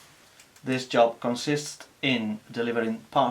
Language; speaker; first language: English; non-native, fluent; Spanish